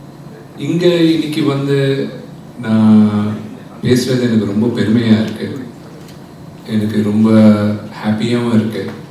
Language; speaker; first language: Tamil; non-native, local second language; Telugu